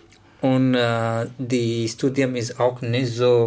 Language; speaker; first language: German; non-native, learner; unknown